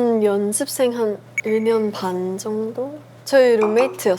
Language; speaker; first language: Korean; early bilingual, heritage; English